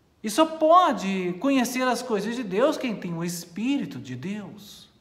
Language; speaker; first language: Portuguese; native; Portuguese